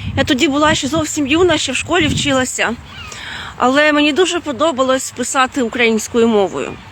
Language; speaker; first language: Ukrainian; non-native, fluent; Lithuanian